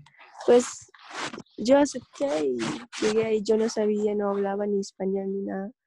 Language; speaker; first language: Spanish; non-native, learner; Russian